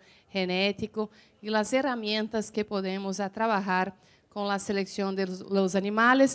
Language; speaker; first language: Spanish; non-native, fluent; Portuguese